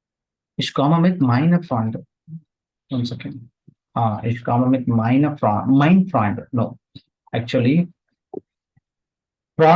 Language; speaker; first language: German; non-native, fluent; Tamil